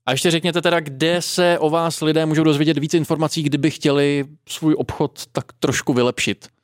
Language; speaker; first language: Czech; native; Czech